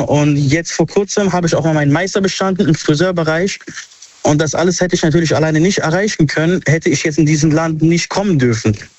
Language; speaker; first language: German; early bilingual, other home language; Arabic